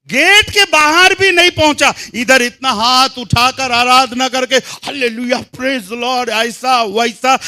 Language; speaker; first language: Hindi; non-native, local second language; Telugu